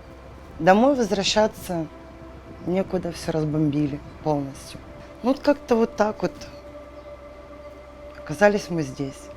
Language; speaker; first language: Russian; native; Russian